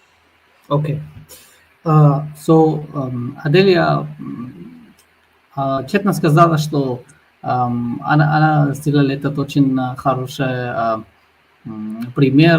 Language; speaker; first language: Russian; non-native, learner; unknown